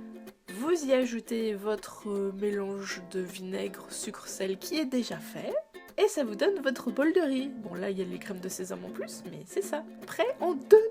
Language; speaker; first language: French; native; French